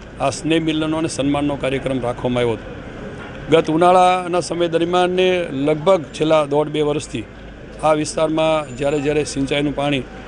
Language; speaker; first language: Gujarati; native; Gujarati